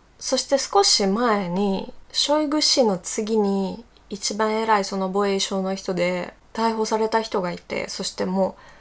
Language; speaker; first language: Japanese; non-native, fluent; Russian